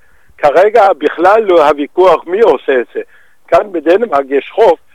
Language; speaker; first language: Hebrew; non-native, fluent; Danish